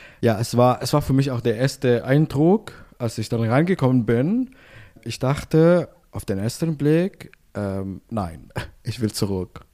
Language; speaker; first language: German; non-native, fluent; Arabic